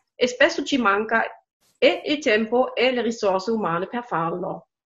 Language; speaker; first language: Italian; non-native, fluent; German